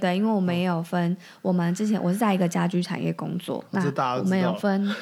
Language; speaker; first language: Chinese; native; Chinese